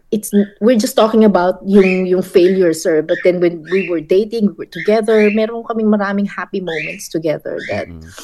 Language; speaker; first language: English; non-native, local second language; Filipino